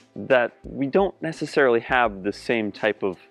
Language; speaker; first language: English; native; English